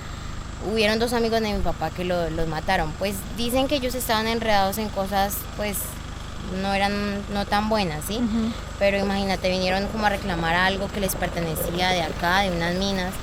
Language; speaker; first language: Spanish; native; Spanish